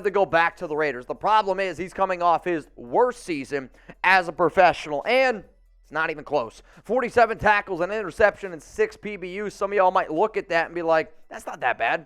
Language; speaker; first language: English; native; English